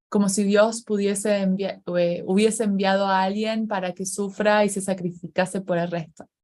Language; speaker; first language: Spanish; native; Spanish